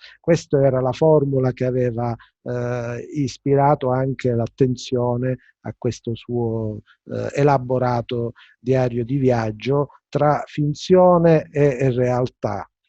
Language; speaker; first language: Italian; native; Italian